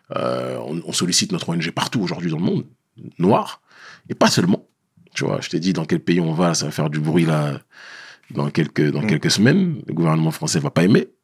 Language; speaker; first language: French; native; French